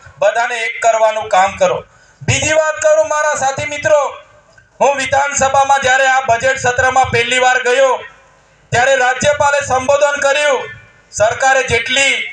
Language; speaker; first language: Gujarati; non-native, local second language; Vasavi